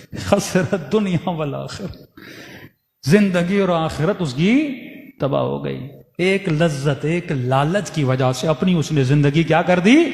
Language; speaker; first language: Urdu; early bilingual, heritage; Urdu